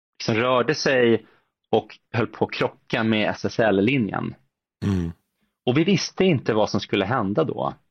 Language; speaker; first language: Swedish; native; Swedish